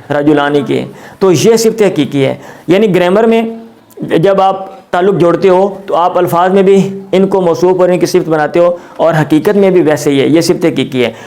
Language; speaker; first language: Urdu; non-native, local second language; Punjabi